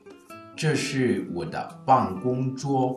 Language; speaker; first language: Chinese; non-native, learner; Swahili